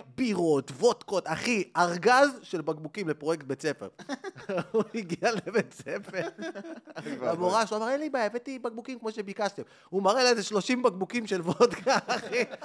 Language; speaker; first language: Hebrew; native; Hebrew